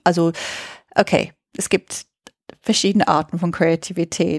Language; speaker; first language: German; non-native, fluent; English